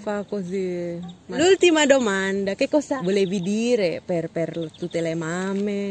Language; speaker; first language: Italian; non-native, learner; Indonesian